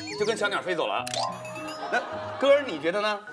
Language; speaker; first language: Chinese; native; Chinese